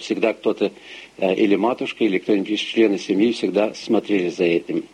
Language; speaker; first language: Russian; early bilingual, heritage; Russian